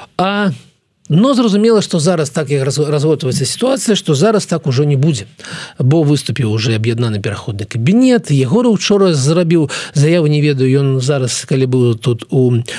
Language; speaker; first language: Belarusian; native; Belarusian